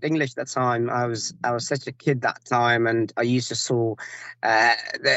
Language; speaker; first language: English; non-native, fluent; Persian